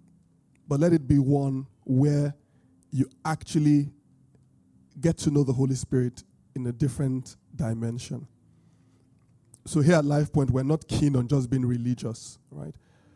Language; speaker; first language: English; non-native, local second language; Bini